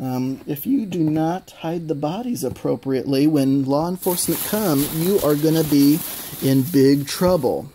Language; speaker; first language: English; native; English